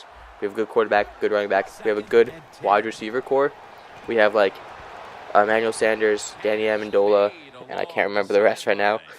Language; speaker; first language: English; native; English